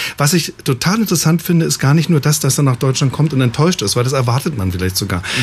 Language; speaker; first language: German; native; German